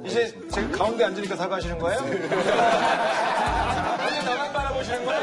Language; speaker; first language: Korean; native; Korean